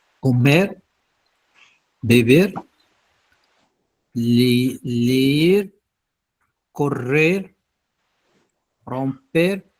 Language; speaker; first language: Spanish; non-native, learner; Arabic